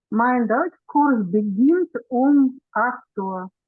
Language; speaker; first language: German; non-native, learner; Ukrainian